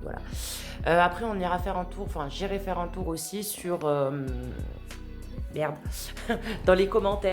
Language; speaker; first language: French; native; French